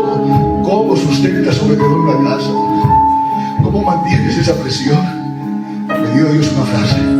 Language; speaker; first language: Spanish; native; Spanish